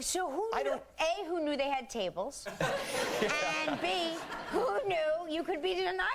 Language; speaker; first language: English; native; English